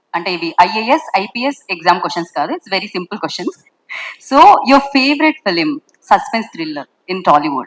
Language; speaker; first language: English; non-native, local second language; Telugu